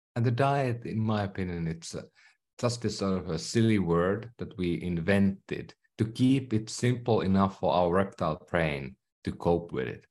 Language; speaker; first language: English; non-native, fluent; Finnish